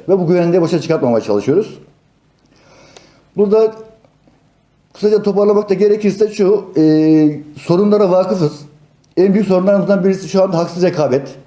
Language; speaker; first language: Turkish; native; Turkish